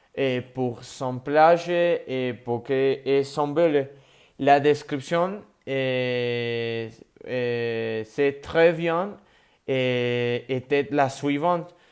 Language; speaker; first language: French; non-native, learner; Spanish